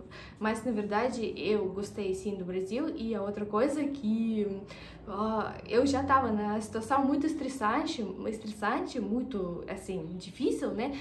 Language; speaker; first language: Portuguese; non-native, fluent; Russian